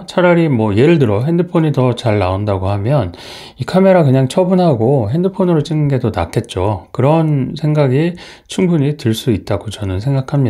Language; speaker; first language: Korean; native; Korean